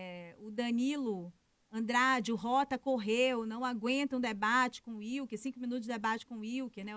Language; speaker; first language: Portuguese; native; Portuguese